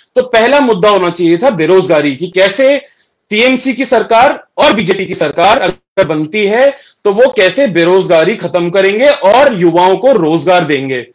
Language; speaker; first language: Hindi; native; Hindi